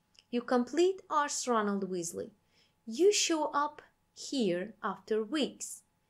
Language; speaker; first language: English; non-native, fluent; Hungarian